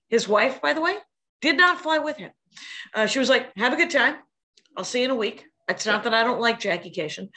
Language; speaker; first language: English; native; English